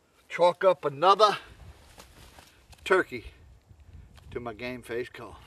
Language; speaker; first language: English; native; English